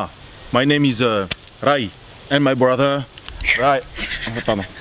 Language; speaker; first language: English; non-native, learner; French